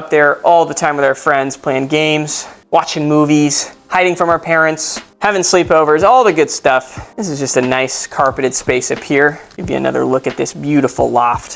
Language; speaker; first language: English; native; English